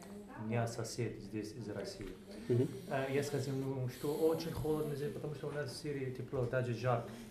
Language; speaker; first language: Russian; non-native, learner; Arabic